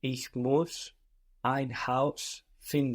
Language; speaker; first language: German; non-native, learner; English